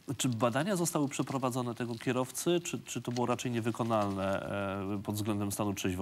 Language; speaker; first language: Polish; native; Polish